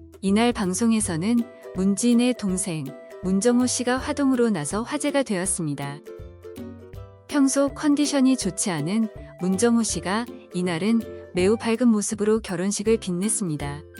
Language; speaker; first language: Korean; native; Korean